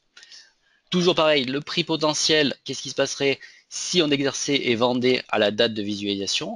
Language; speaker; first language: French; native; French